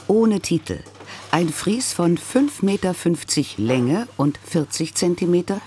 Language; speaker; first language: German; native; German